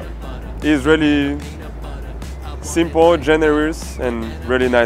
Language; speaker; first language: English; non-native, fluent; French